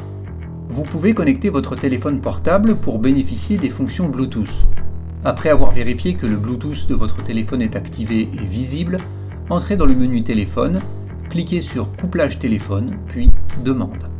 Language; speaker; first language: French; native; French